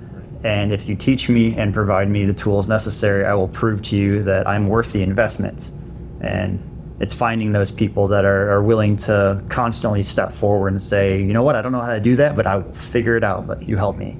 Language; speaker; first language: English; native; English